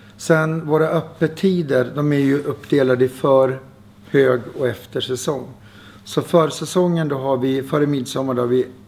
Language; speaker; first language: Swedish; native; Swedish